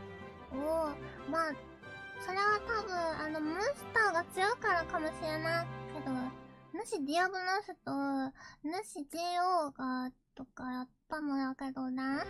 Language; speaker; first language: Japanese; native; Japanese